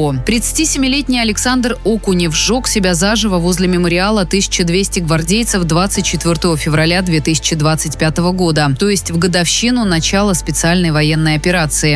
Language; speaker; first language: Russian; native; Russian